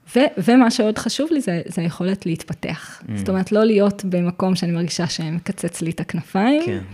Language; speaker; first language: Hebrew; native; Hebrew